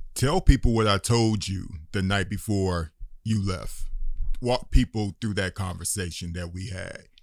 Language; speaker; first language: English; native; English